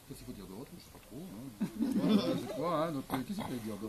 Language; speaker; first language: French; native; French